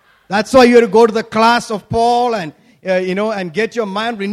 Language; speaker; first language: English; non-native, local second language; Malayalam